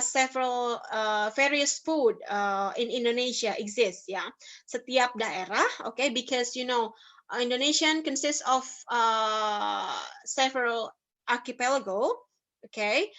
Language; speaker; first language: English; non-native, fluent; Indonesian